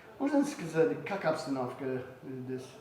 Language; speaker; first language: Russian; non-native, learner; English